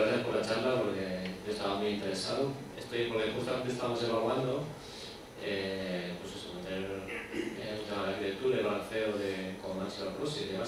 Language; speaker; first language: Spanish; native; Spanish